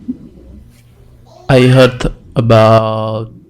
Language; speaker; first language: English; non-native, learner; Indonesian